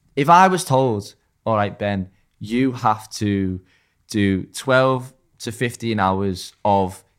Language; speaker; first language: English; native; English